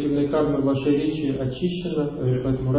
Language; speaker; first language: Russian; native; Russian